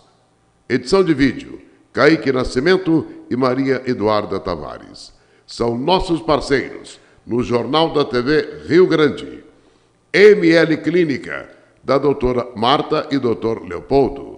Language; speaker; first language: Portuguese; native; Portuguese